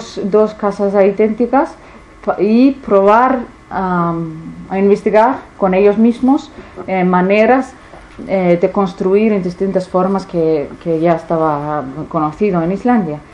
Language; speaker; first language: Spanish; non-native, fluent; Icelandic